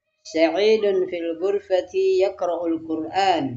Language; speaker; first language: Arabic; non-native, fluent; Indonesian